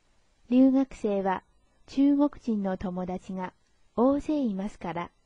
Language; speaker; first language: Japanese; non-native, fluent; Chinese